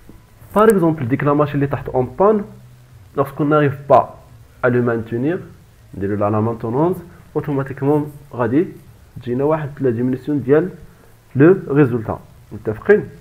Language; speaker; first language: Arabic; native; Arabic